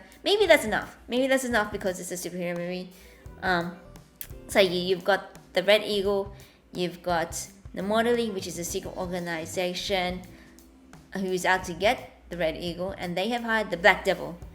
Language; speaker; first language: English; native; English